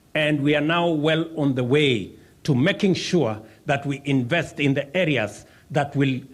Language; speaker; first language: English; non-native, local second language; Kalenjin